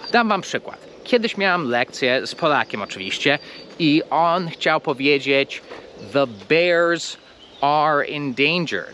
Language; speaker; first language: Polish; non-native, fluent; English